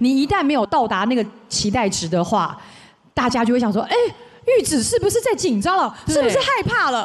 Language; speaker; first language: Chinese; native; Chinese